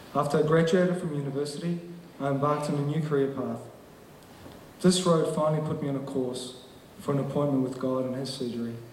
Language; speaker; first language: English; early bilingual, other home language; Croatian